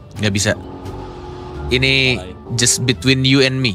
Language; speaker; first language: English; non-native, learner; Indonesian